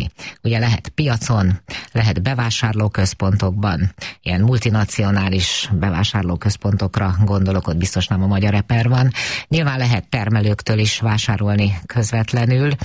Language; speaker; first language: Hungarian; native; Hungarian